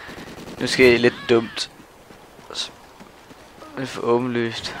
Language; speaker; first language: Danish; native; Danish